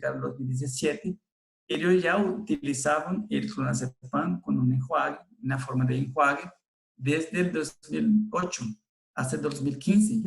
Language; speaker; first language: Spanish; non-native, fluent; Portuguese